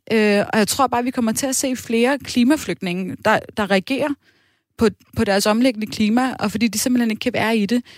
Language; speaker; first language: Danish; native; Danish